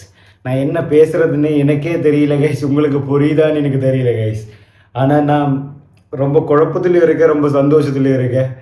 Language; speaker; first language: Tamil; non-native, local second language; Malayalam